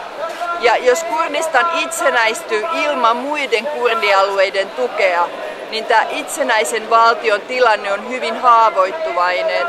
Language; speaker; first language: Finnish; native; Finnish